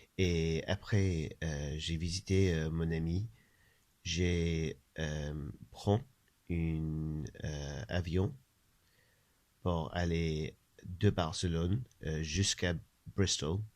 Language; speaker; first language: French; non-native, learner; English